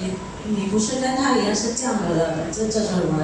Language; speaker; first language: Chinese; early bilingual, heritage; Chinese